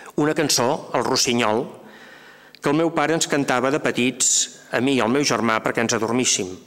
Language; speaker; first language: Catalan; native; Catalan